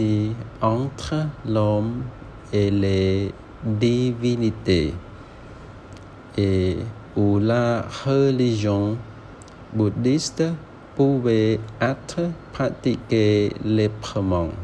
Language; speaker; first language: French; non-native, learner; Khmer